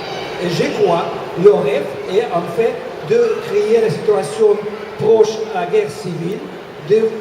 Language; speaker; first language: French; non-native, fluent; Russian